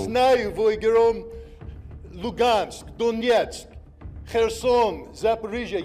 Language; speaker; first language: Russian; non-native, learner; English